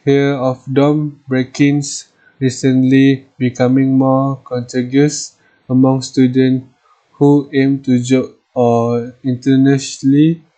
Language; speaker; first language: English; non-native, local second language; Malay